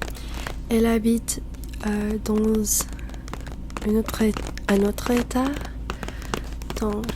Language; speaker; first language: French; non-native, learner; English